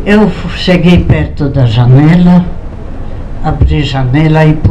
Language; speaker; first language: Portuguese; non-native, fluent; Polish